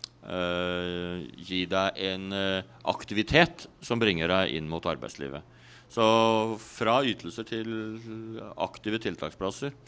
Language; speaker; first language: Norwegian; native; Norwegian